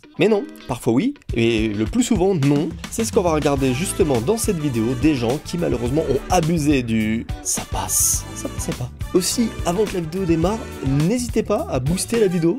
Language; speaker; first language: French; native; French